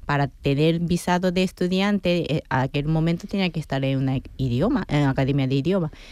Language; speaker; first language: Spanish; non-native, fluent; Japanese